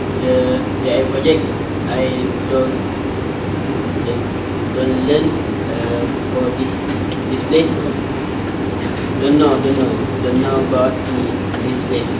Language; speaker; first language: English; non-native, local second language; Malay